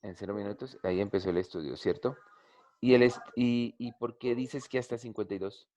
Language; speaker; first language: Spanish; native; Spanish